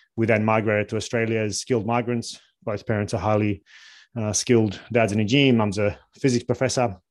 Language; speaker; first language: English; early bilingual, other home language; Bosnian